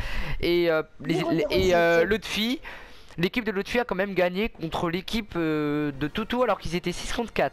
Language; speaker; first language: French; native; French